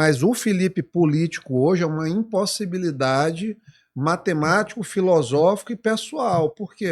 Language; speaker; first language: Portuguese; native; Portuguese